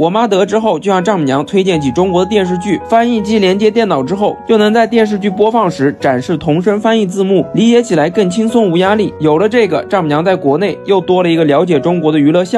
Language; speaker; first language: Chinese; native; Chinese